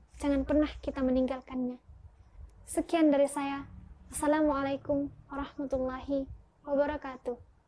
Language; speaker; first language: Indonesian; early bilingual, heritage; Indonesian